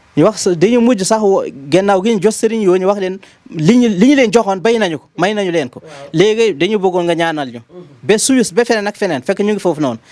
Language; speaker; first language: Wolof; non-native, local second language; Fula